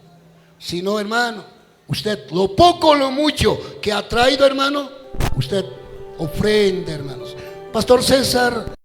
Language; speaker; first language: Spanish; native; Spanish